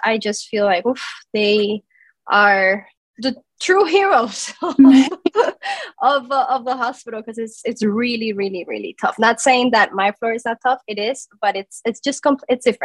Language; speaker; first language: English; non-native, fluent; Spanish